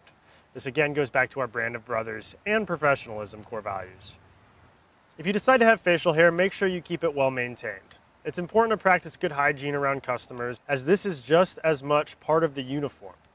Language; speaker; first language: English; native; English